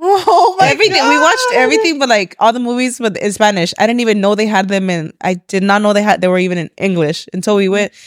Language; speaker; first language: English; early bilingual, other home language; Spanish